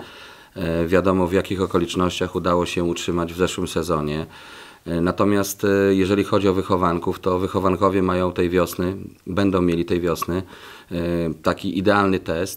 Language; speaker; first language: Polish; native; Polish